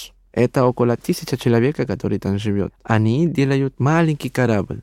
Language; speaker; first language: Russian; non-native, learner; Spanish